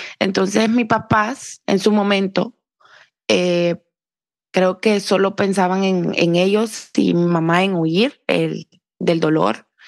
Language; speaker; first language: Spanish; native; Spanish